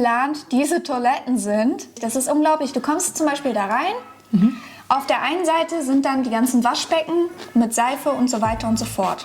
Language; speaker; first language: German; native; German